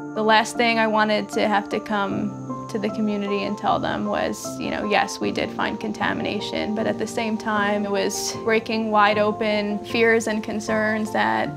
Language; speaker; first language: English; native; English